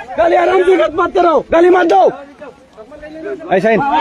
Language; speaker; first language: Hindi; non-native, learner; Bangla